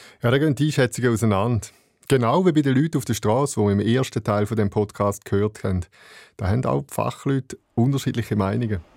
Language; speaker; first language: German; native; German